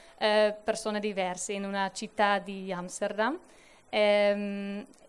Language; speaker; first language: Italian; non-native, fluent; Dutch